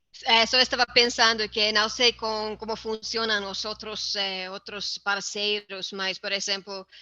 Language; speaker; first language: Portuguese; non-native, fluent; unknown